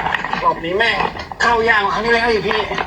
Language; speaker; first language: Thai; native; Thai